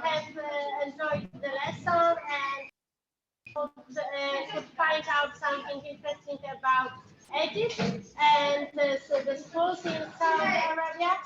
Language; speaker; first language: English; non-native, fluent; Polish